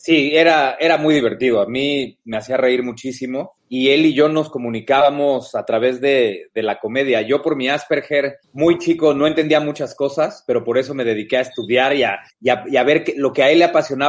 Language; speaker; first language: Spanish; native; Spanish